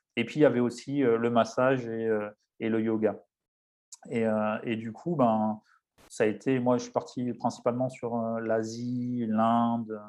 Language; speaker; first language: French; native; French